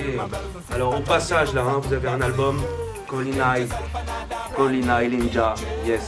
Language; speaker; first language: French; native; French